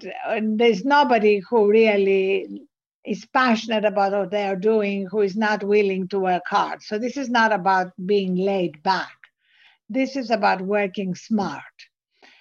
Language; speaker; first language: English; non-native, fluent; Greek